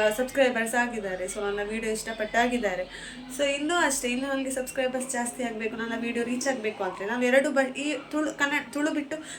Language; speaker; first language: Kannada; non-native, local second language; Tulu